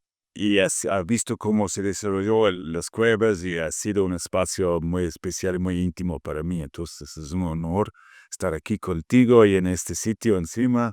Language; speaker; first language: Spanish; non-native, fluent; English